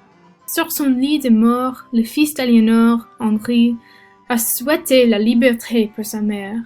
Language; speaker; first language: French; non-native, learner; English